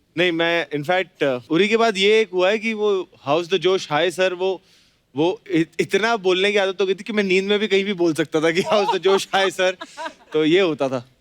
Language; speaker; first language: Hindi; native; Hindi